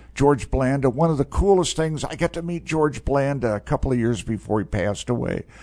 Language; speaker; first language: English; native; English